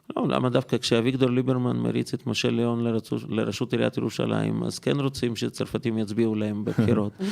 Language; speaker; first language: Hebrew; non-native, fluent; Russian